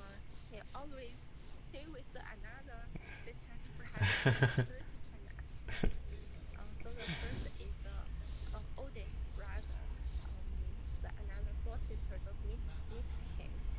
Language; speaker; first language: English; non-native, learner; Chinese